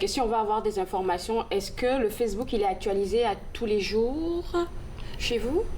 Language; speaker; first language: French; native; French